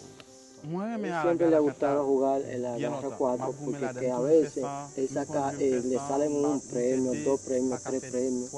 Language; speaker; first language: Spanish; non-native, learner; Haitian Creole